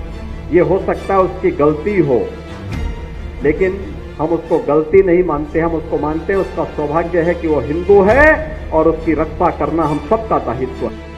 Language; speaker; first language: Hindi; native; Hindi